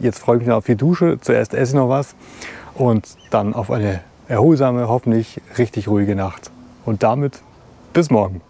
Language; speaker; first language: German; native; German